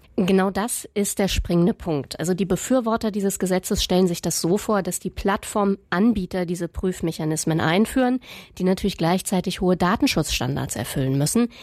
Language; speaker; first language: German; native; German